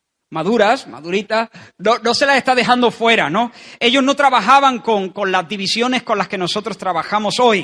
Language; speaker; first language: Spanish; native; Spanish